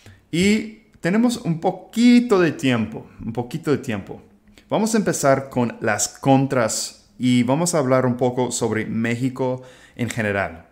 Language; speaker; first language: Spanish; non-native, fluent; English